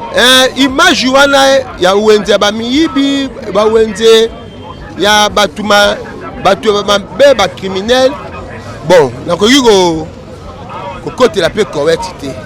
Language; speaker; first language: Lingala; native; Lingala